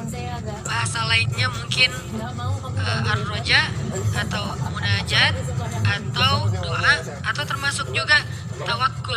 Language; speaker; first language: Indonesian; native; Indonesian